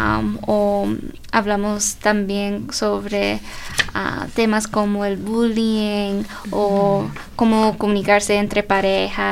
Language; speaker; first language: Spanish; early bilingual, heritage; Spanish